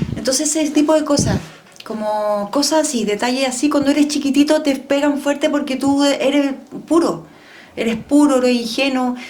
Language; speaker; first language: Spanish; early bilingual, heritage; Spanish